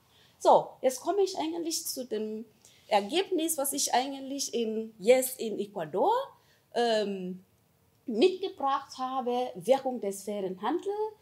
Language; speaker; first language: German; non-native, fluent; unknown